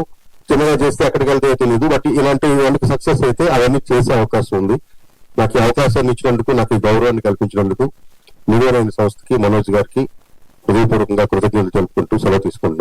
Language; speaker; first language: Telugu; native; Telugu